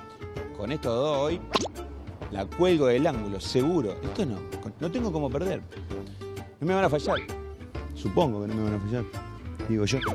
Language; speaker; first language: Spanish; native; Spanish